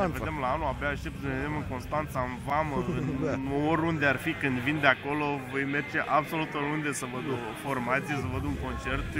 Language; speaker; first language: Romanian; native; Romanian